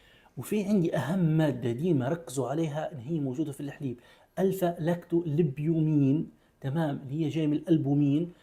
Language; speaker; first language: Arabic; native; Arabic